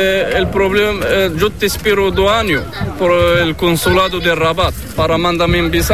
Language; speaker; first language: Spanish; non-native, learner; Arabic